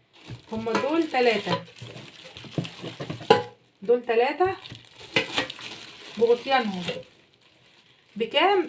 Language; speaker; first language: Arabic; native; Arabic